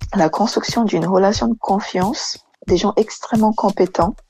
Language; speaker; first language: French; non-native, fluent; Portuguese